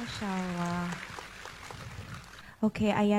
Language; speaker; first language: Indonesian; native; Indonesian